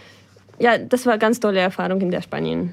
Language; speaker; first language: German; non-native, fluent; Ukrainian